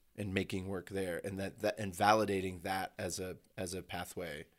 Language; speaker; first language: English; native; English